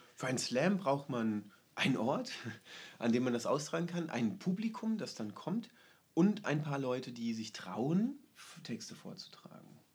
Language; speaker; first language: German; native; German